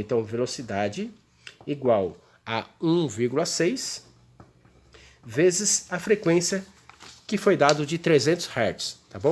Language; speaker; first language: Portuguese; native; Portuguese